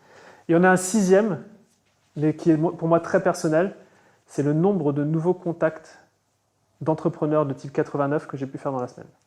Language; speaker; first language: French; native; French